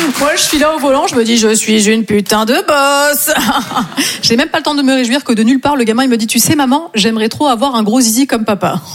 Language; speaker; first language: French; native; French